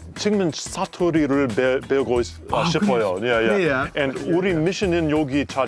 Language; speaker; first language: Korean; non-native, learner; English